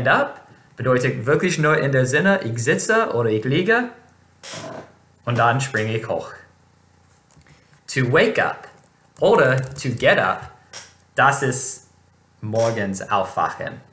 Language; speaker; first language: German; non-native, fluent; English